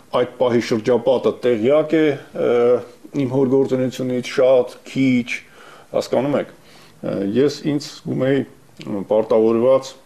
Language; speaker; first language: Armenian; native; Armenian